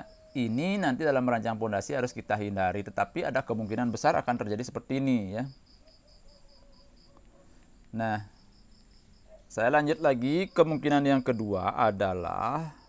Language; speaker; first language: Indonesian; native; Indonesian